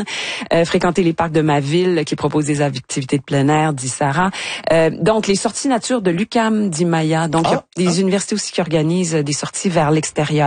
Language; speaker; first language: French; native; French